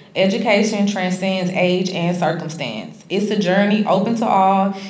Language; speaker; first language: English; native; English